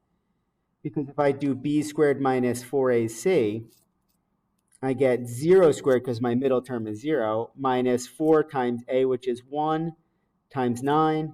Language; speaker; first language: English; native; English